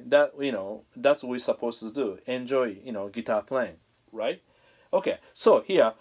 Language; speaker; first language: English; non-native, fluent; Japanese